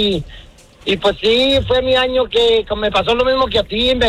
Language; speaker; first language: Spanish; native; Spanish